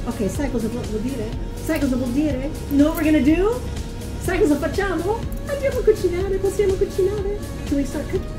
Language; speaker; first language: Italian; non-native, fluent; English